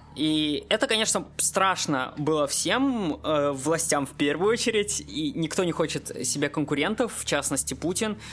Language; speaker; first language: Russian; native; Russian